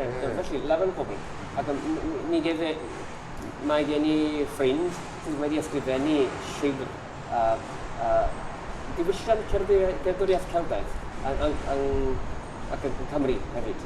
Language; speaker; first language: Welsh; non-native, learner; Japanese